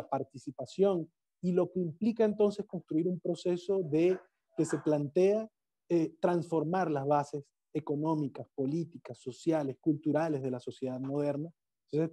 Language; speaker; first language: Spanish; native; Spanish